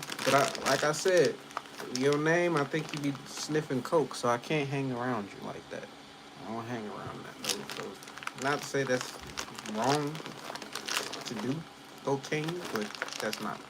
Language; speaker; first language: English; native; English